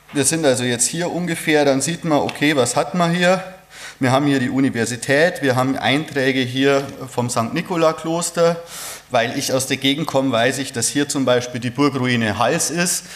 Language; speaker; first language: German; native; German